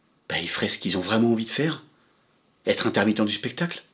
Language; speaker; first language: French; native; French